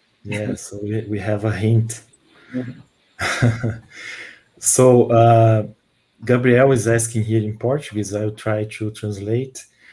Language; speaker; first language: English; non-native, fluent; Portuguese